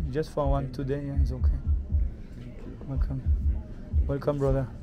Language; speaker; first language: English; non-native, fluent; French